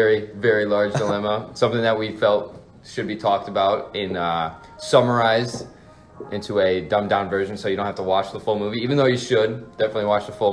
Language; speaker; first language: English; native; English